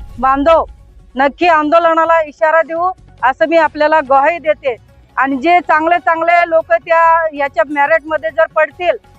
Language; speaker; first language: Marathi; non-native, local second language; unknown